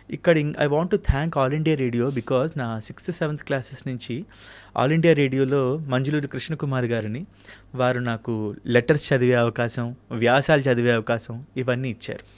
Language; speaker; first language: Telugu; native; Telugu